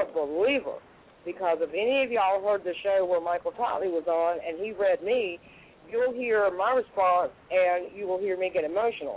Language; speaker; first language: English; native; English